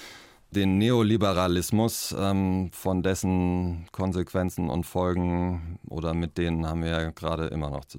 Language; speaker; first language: German; native; German